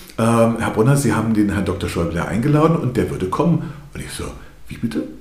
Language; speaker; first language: German; early bilingual, other home language; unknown